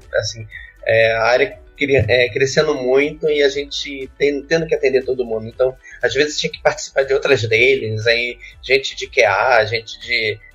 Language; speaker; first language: Portuguese; native; Portuguese